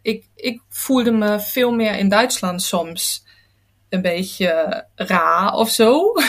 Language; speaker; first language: Dutch; non-native, fluent; German